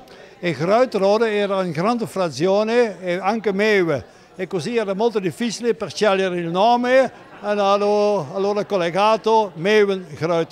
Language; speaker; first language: Italian; non-native, learner; Dutch